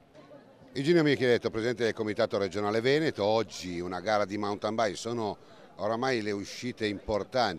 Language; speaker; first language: Italian; native; Italian